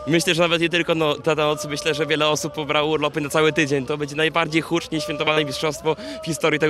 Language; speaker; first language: Polish; native; Polish